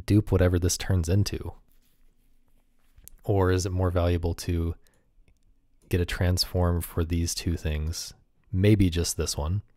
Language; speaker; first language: English; native; English